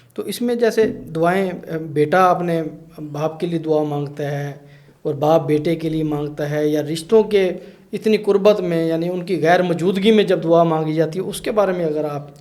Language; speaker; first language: Urdu; native; Urdu